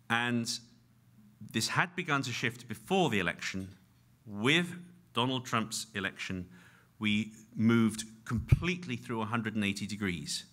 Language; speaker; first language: English; native; English